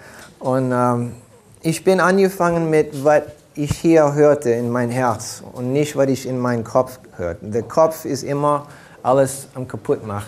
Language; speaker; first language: German; early bilingual, heritage; German